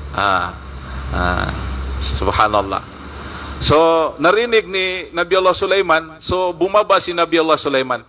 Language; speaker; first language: Filipino; non-native, local second language; Maguindanaon